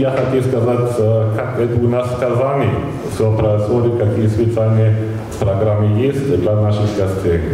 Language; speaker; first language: Russian; non-native, fluent; German